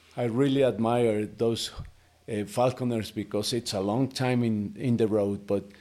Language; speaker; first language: English; non-native, fluent; Spanish